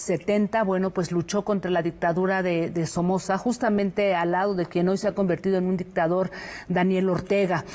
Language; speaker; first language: Spanish; native; Spanish